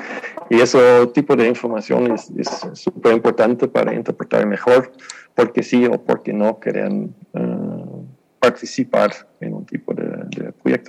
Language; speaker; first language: Spanish; non-native, fluent; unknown